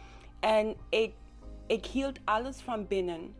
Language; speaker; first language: Dutch; non-native, local second language; English